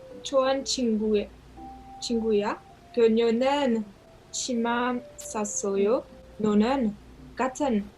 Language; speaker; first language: Korean; non-native, learner; French